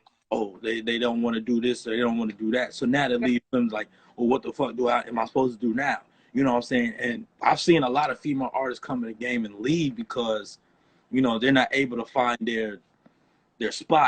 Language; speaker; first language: English; native; English